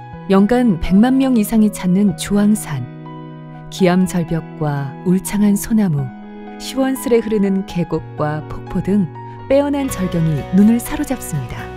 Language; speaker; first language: Korean; native; Korean